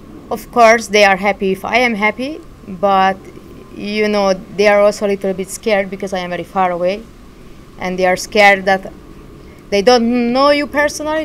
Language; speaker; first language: English; non-native, learner; Hungarian